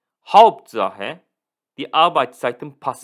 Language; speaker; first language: German; non-native, fluent; Turkish